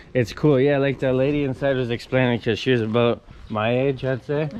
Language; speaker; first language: English; non-native, fluent; Croatian